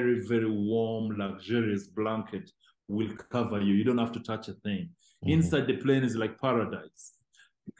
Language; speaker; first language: English; non-native, local second language; Acoli